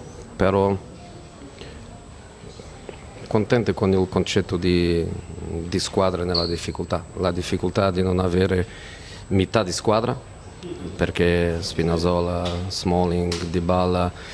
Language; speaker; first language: Italian; non-native, fluent; Portuguese